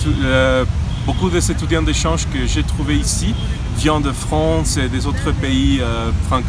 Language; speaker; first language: French; non-native, fluent; Spanish